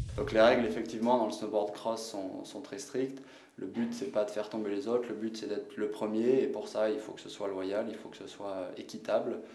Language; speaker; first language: French; native; French